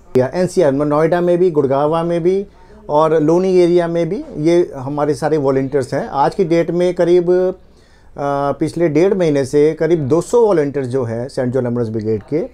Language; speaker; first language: Hindi; native; Hindi